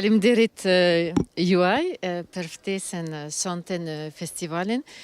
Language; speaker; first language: Albanian; early bilingual, heritage; Albanian